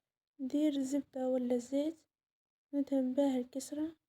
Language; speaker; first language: Arabic; native; Arabic